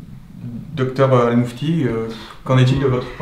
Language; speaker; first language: French; native; French